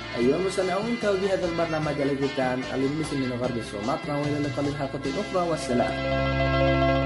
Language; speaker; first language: Arabic; non-native, fluent; Indonesian